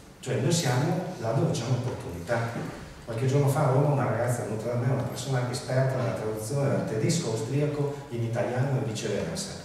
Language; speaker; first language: Italian; native; Italian